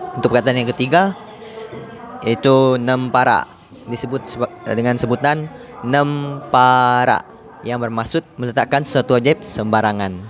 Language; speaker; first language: Malay; non-native, local second language; Iban